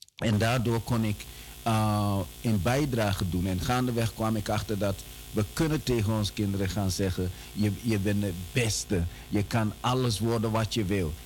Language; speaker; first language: Dutch; early bilingual, other home language; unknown